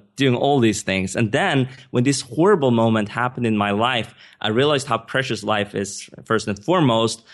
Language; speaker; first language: English; non-native, fluent; Swedish